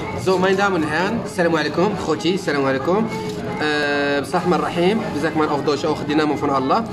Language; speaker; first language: German; non-native, learner; Arabic